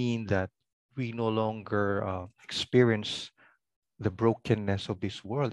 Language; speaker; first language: English; non-native, local second language; Pangasinan